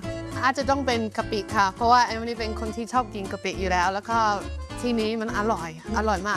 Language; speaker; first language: Thai; non-native, fluent; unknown